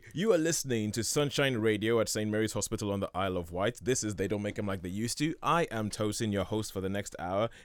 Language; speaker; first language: English; non-native, local second language; Yoruba